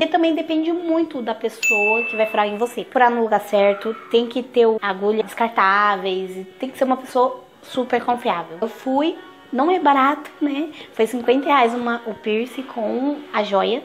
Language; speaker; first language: Portuguese; native; Portuguese